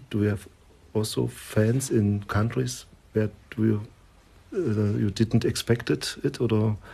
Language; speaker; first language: English; non-native, learner; German